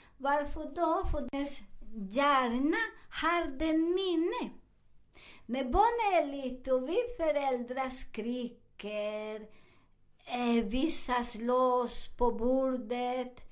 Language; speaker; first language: Swedish; non-native, fluent; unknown